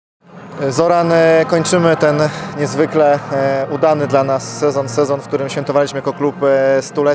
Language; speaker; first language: Polish; native; Polish